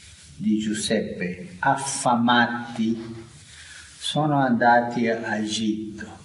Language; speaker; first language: Italian; non-native, fluent; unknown